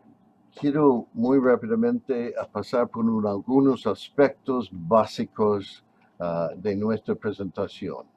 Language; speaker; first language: Spanish; non-native, fluent; English